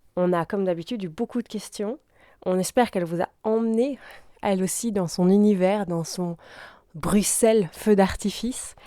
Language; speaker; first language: French; native; French